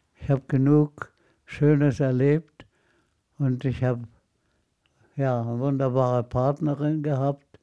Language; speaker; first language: German; non-native, fluent; Arabic